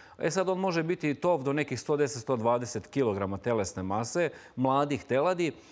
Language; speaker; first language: Serbian; native; Serbian